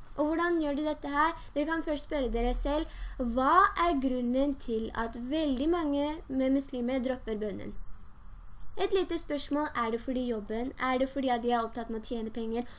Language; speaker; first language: Norwegian; early bilingual, other home language; Urdu